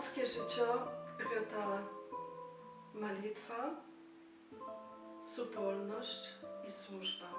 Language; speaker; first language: Polish; non-native, learner; Belarusian